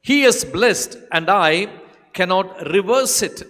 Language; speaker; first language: English; non-native, local second language; Tamil